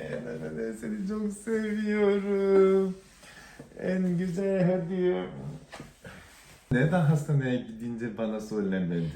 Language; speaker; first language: Turkish; non-native, learner; Korean